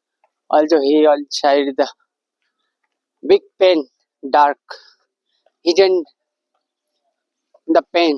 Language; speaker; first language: English; non-native, learner; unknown